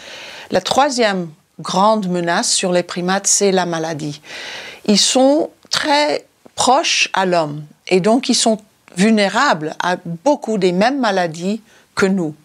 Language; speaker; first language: French; non-native, fluent; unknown